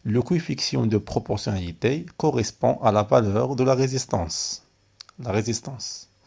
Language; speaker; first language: French; non-native, local second language; Arabic